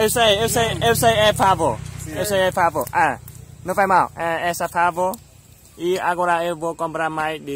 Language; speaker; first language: Portuguese; non-native, learner; Vietnamese